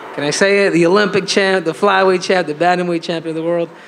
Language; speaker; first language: English; early bilingual, other home language; Spanish